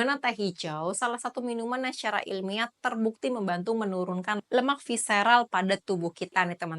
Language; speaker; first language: Indonesian; native; Indonesian